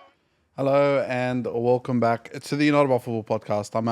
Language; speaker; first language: English; native; English